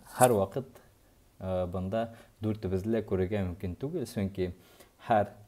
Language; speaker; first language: Tatar; non-native, local second language; Bashkir